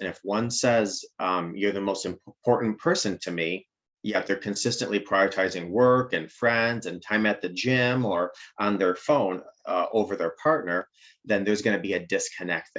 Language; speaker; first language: English; native; English